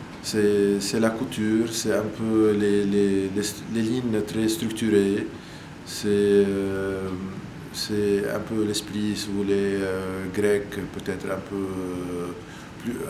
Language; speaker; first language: French; non-native, local second language; Arabic